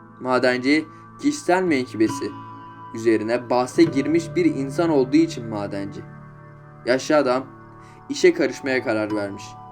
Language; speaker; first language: Turkish; native; Turkish